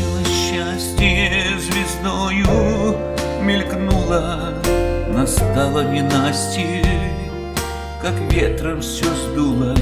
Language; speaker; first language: Russian; native; Russian